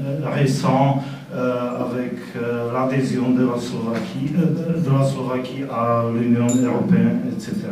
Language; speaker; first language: French; non-native, fluent; Slovak